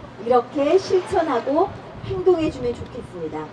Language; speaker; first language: Korean; native; Korean